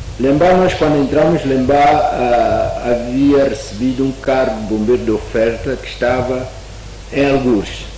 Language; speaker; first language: Portuguese; native; Portuguese